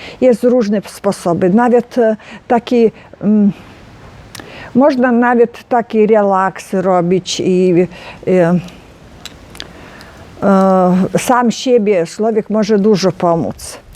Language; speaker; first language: Polish; non-native, learner; Ukrainian